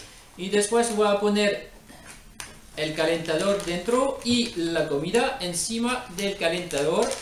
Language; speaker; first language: Spanish; non-native, learner; French